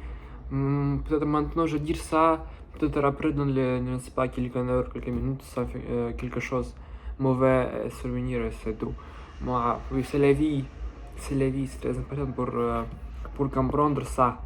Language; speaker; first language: French; non-native, learner; Russian